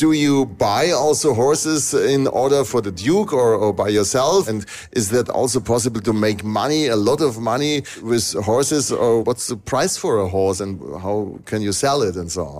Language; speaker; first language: English; non-native, fluent; German